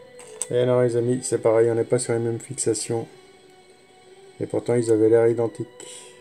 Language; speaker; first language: French; native; French